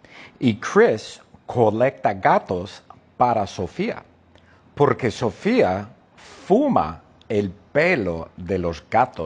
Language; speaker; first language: Spanish; non-native, fluent; English